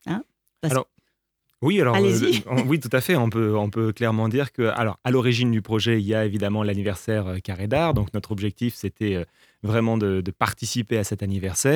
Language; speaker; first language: French; native; French